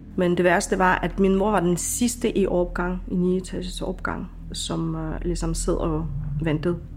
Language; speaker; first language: Danish; non-native, fluent; Ukrainian